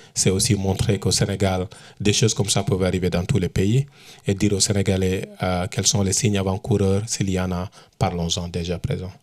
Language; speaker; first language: French; non-native, local second language; Fula